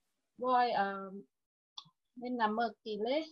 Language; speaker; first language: Finnish; non-native, learner; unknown